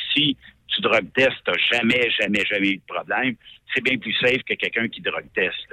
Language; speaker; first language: French; native; French